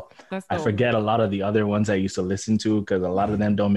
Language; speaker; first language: English; non-native, local second language; Igbo